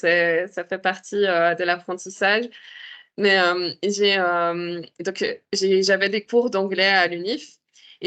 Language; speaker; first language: French; native; French